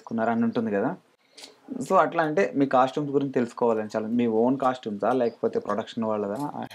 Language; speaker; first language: Telugu; native; Telugu